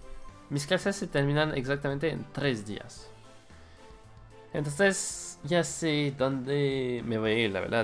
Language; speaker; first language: Spanish; non-native, fluent; French